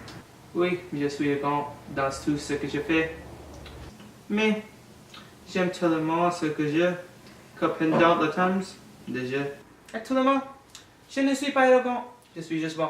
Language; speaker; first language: French; non-native, learner; English